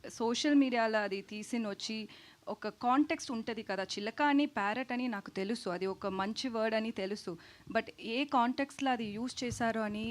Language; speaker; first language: Telugu; non-native, learner; Tamil